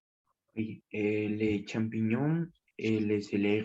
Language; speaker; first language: French; non-native, learner; Spanish